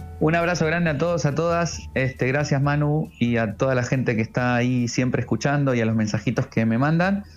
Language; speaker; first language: Spanish; native; Spanish